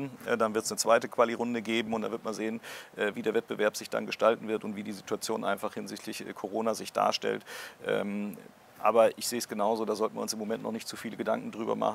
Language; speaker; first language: German; native; German